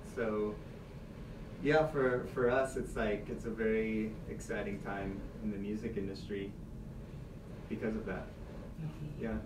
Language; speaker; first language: English; native; English